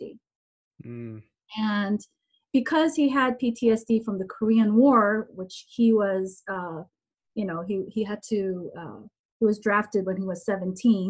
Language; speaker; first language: English; early bilingual, other home language; Korean